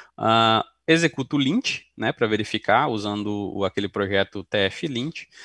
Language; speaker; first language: Portuguese; native; Portuguese